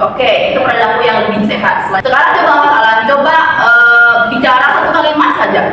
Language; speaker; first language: Indonesian; native; Indonesian